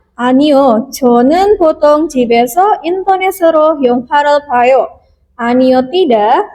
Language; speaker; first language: Korean; non-native, fluent; Indonesian